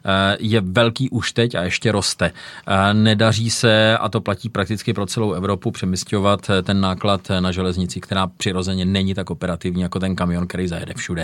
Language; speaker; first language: Czech; native; Czech